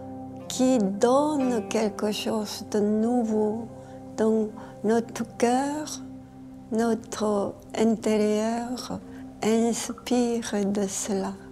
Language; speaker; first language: French; non-native, fluent; Korean